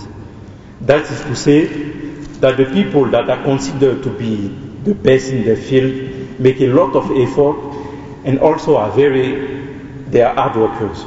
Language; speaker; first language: English; non-native, fluent; French